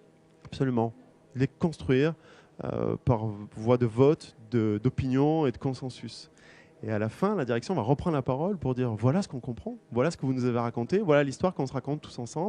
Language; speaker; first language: French; native; French